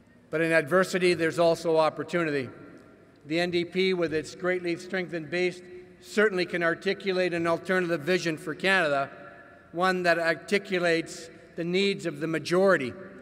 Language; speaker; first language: English; native; English